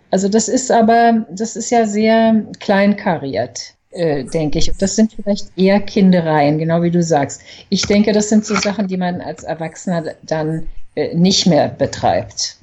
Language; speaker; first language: German; native; German